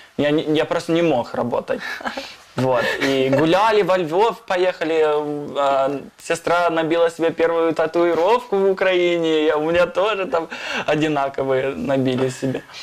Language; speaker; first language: Russian; non-native, fluent; English